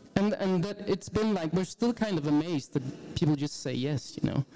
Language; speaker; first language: English; non-native, fluent; Danish